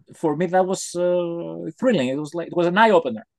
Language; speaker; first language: English; non-native, fluent; Greek